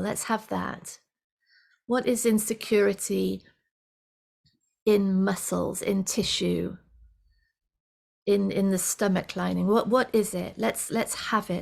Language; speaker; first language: English; native; English